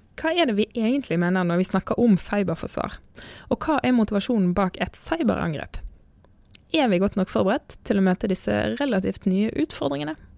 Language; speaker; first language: Norwegian; native; Norwegian